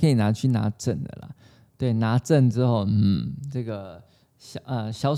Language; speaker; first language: Chinese; native; Chinese